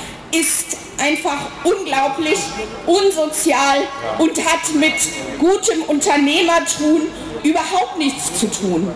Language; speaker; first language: German; native; German